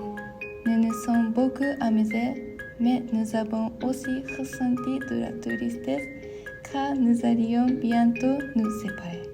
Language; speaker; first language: French; non-native, learner; Japanese